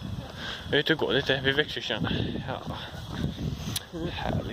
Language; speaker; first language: Swedish; native; Swedish